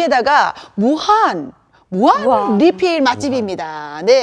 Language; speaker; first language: Korean; native; Korean